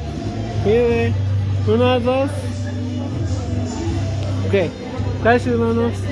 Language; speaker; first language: Spanish; early bilingual, heritage; Spanish